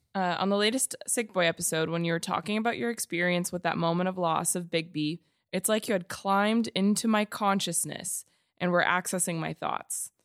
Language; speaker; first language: English; native; English